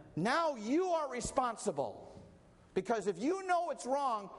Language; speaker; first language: English; native; English